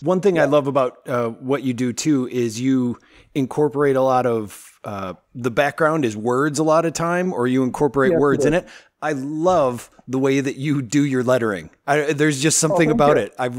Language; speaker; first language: English; native; English